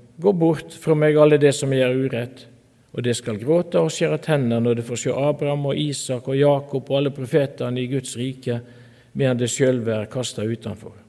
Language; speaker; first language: Norwegian; native; Norwegian